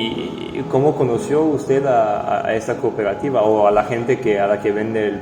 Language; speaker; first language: Spanish; non-native, fluent; French